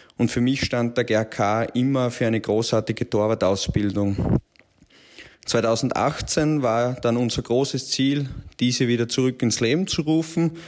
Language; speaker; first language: German; native; German